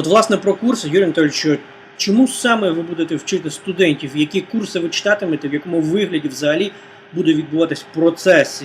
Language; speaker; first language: Ukrainian; native; Ukrainian